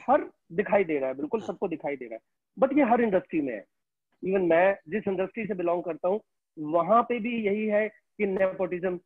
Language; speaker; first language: Hindi; native; Hindi